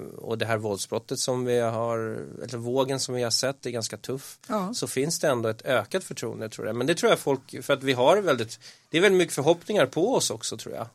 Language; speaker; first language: Swedish; native; Swedish